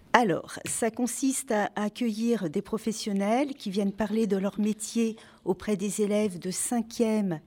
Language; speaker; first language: French; native; French